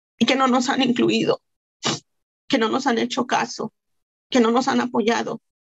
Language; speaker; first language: Spanish; non-native, local second language; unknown